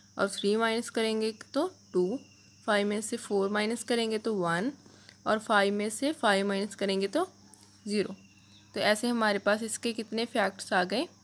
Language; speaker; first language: Hindi; non-native, local second language; Punjabi